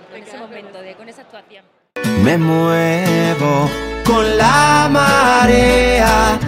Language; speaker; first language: Spanish; native; Spanish